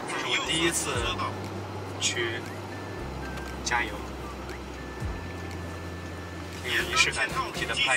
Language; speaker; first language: Chinese; native; Chinese